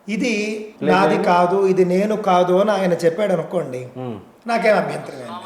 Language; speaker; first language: Telugu; native; Telugu